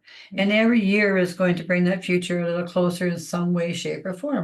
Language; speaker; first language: English; native; English